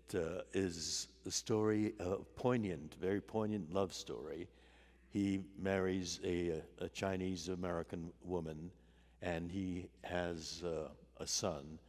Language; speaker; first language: English; native; English